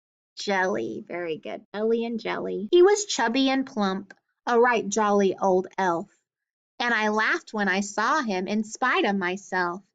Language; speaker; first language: English; native; English